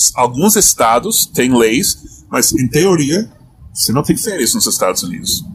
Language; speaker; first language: Portuguese; non-native, fluent; English